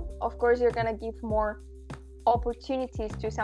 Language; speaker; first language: English; non-native, fluent; Spanish